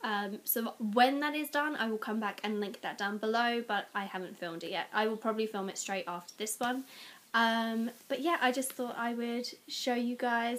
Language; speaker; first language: English; native; English